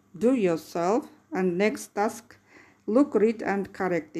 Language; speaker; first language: English; non-native, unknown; Kazakh